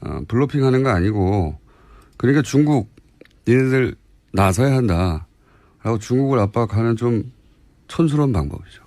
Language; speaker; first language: Korean; native; Korean